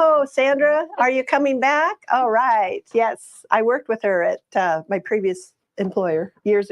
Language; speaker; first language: English; native; English